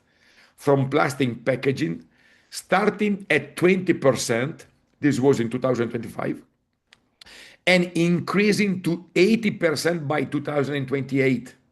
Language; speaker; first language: English; non-native, fluent; Italian